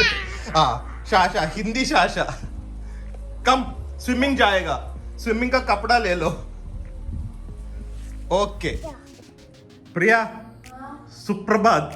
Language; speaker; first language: Hindi; non-native, local second language; Malayalam